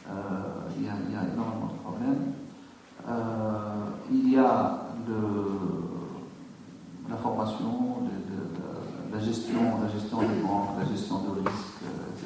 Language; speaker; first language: French; non-native, local second language; Arabic